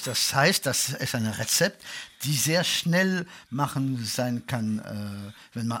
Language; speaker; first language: German; non-native, fluent; French